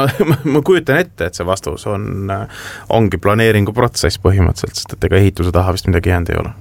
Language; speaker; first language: Estonian; native; Estonian